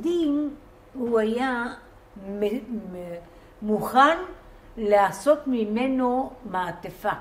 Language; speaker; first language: Hebrew; non-native, fluent; Bulgarian